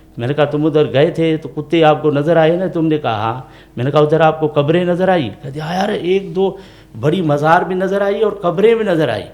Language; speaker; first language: Urdu; non-native, local second language; Sindhi